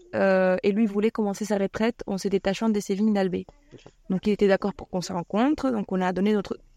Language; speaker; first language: French; non-native, fluent; Spanish